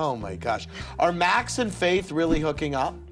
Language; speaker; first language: English; native; English